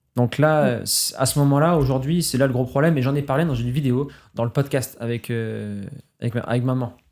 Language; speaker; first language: French; native; French